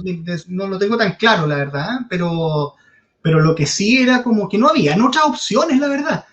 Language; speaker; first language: Spanish; native; Spanish